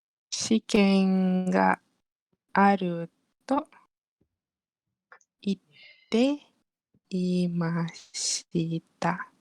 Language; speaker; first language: Japanese; non-native, learner; Malay